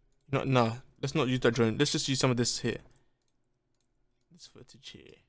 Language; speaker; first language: English; native; English